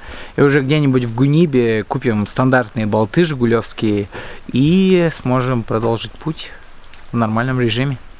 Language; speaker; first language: Russian; native; Russian